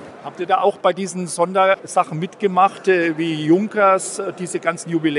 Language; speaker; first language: German; native; German